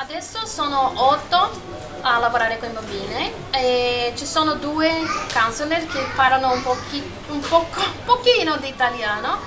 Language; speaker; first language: Italian; non-native, learner; Spanish